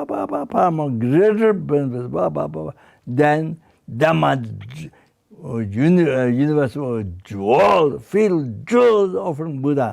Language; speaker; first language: English; non-native, fluent; Sherpa